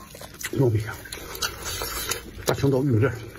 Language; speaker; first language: Chinese; native; Chinese